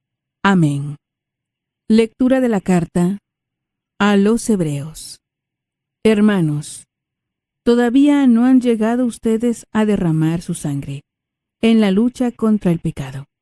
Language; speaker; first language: Spanish; native; Spanish